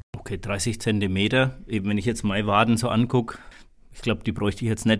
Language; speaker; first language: German; native; German